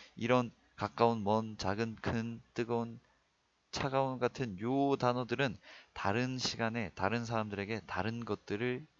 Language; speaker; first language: Korean; native; Korean